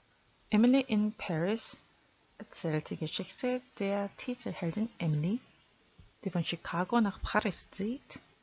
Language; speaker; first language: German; non-native, fluent; Korean